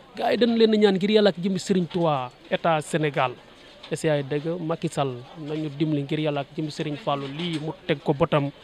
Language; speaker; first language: Wolof; native; Wolof